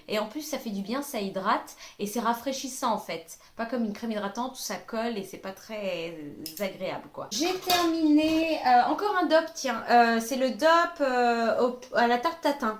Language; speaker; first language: French; native; French